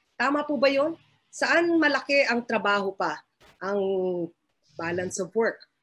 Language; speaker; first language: Filipino; native; Filipino